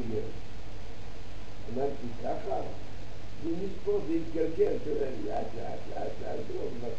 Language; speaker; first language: Hebrew; early bilingual, other home language; Arabic